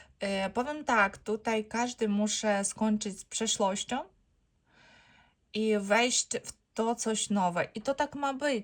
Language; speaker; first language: Polish; non-native, learner; Ukrainian